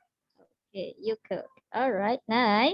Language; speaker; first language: English; non-native, learner; Indonesian